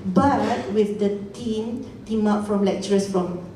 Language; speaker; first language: English; non-native, local second language; Malay